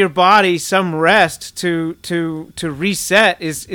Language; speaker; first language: English; native; English